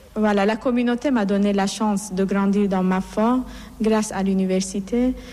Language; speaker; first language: French; non-native, fluent; Persian